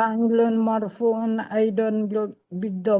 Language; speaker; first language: Arabic; non-native, learner; Indonesian